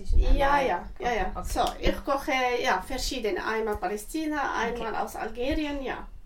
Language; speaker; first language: German; non-native, learner; Arabic